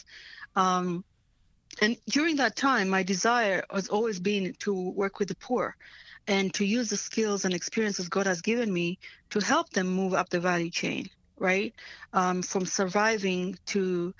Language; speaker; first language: English; non-native, local second language; Swahili